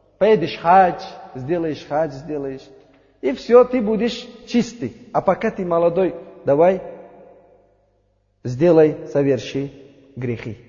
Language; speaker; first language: Russian; non-native, learner; Uzbek